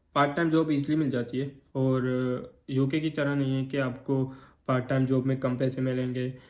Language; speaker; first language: Urdu; non-native, local second language; Northern Hindko